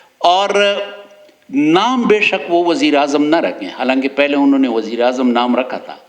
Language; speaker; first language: Urdu; non-native, local second language; Pashto